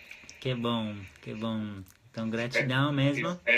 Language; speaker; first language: Portuguese; non-native, fluent; Hebrew